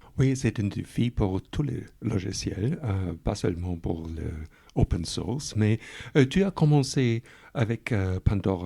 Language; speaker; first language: French; non-native, fluent; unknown